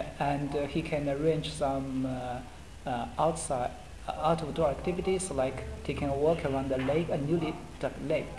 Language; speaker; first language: English; non-native, fluent; Chinese